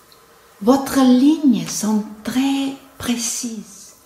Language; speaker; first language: French; non-native, learner; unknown